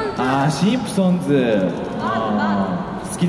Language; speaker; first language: Japanese; non-native, fluent; Korean